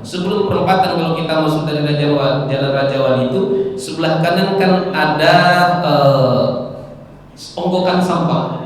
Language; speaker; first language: Malay; native; Malay